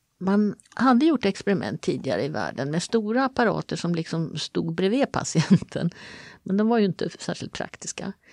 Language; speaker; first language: Swedish; native; Swedish